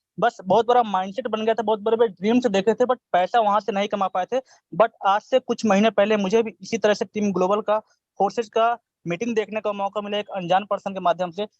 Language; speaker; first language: Hindi; native; Hindi